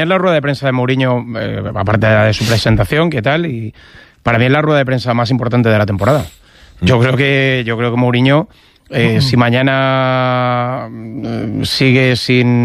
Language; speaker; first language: Spanish; native; Spanish